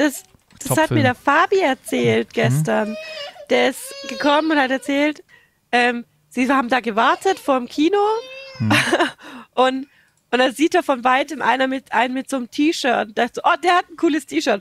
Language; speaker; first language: German; native; German